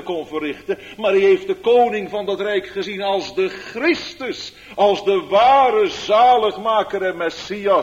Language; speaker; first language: Dutch; native; Dutch